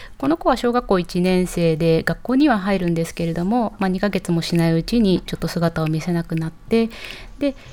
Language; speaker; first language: Japanese; native; Japanese